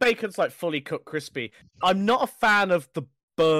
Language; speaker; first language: English; native; English